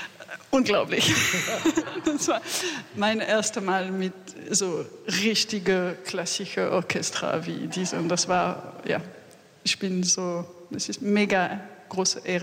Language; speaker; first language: German; non-native, learner; French